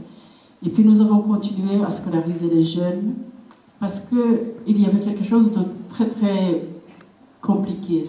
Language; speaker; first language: French; non-native, local second language; Kinyarwanda